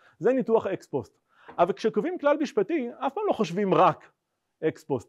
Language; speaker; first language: Hebrew; native; Hebrew